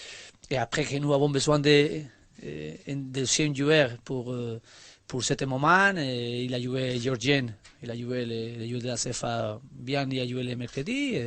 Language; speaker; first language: French; non-native, learner; Spanish